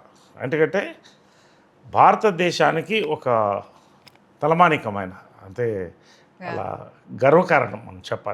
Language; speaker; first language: Telugu; native; Telugu